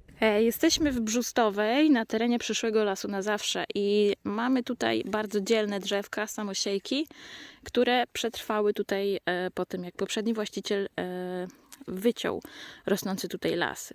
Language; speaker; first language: Polish; native; Polish